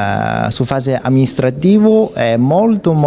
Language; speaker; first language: Italian; non-native, learner; Chinese